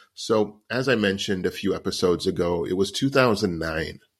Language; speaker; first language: English; native; English